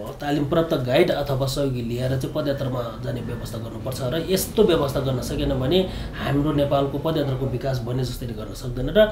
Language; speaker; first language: Nepali; non-native, local second language; Sherpa